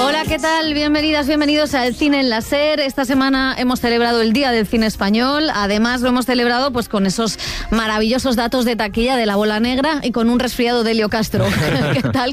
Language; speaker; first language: Spanish; native; Spanish